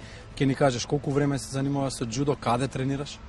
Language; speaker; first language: Macedonian; native; Macedonian